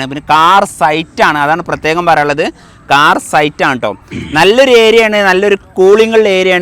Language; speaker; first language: Malayalam; native; Malayalam